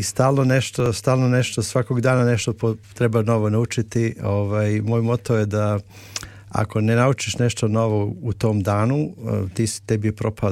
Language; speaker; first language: Serbian; native; Serbian